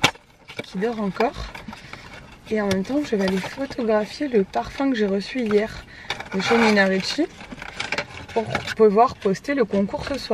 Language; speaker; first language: French; native; French